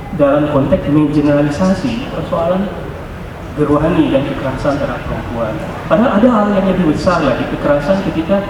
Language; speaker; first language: Indonesian; non-native, local second language; Minangkabau